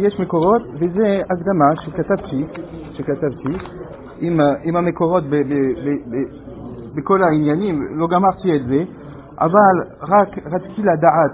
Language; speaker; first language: Hebrew; non-native, fluent; French